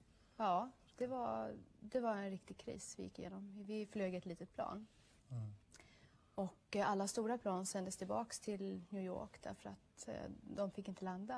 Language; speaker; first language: Swedish; native; Swedish